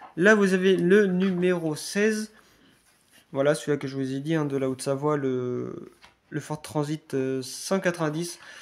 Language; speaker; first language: French; native; French